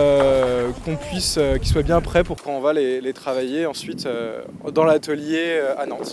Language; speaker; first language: French; native; French